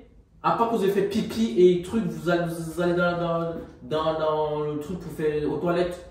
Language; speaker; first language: French; native; French